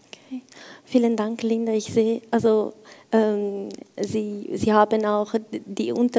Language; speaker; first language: German; non-native, fluent; Italian